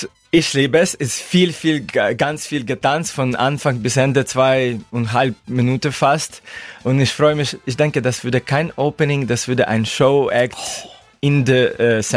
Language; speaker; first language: German; non-native, learner; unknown